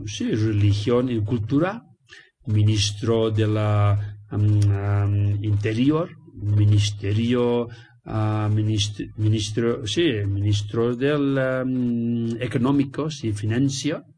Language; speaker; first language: Spanish; non-native, learner; Tibetan